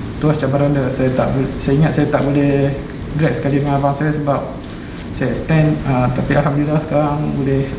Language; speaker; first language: Malay; native; Malay